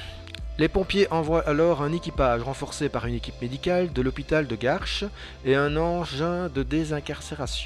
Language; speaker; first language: French; native; French